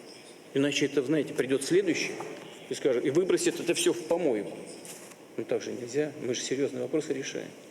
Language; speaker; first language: Russian; native; Russian